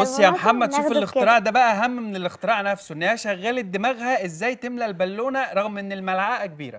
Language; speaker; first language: Arabic; native; Arabic